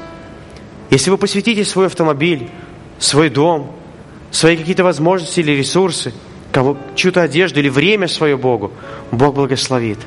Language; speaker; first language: Russian; native; Russian